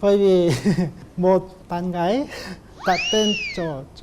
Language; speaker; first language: Vietnamese; non-native, learner; Korean